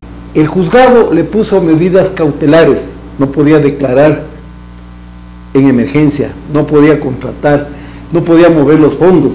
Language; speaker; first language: Spanish; native; Spanish